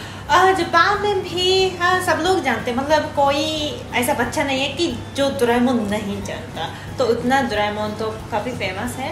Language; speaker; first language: Hindi; non-native, fluent; Japanese